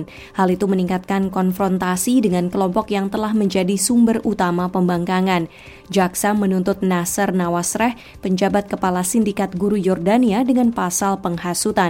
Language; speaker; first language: Indonesian; native; Indonesian